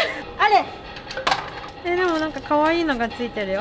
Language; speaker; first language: French; non-native, learner; Japanese